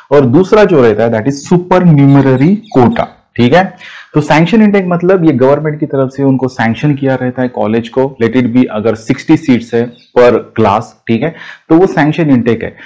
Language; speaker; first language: Hindi; non-native, local second language; Marathi